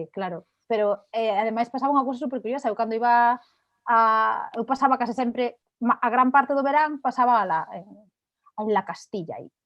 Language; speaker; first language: Galician; non-native, local second language; Spanish